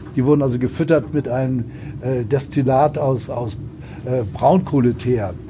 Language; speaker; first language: German; native; German